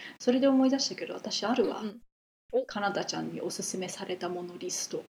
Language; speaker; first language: Japanese; native; Japanese